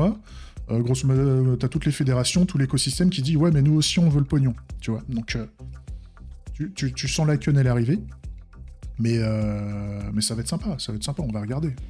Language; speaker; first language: French; native; French